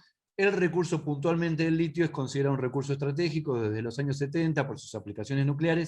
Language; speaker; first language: Spanish; native; Spanish